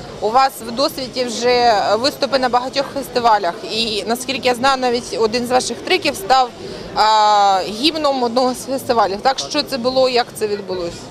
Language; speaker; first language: Ukrainian; native; Ukrainian